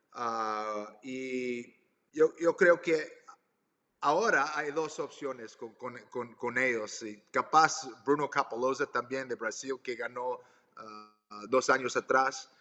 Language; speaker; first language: Spanish; early bilingual, heritage; Spanish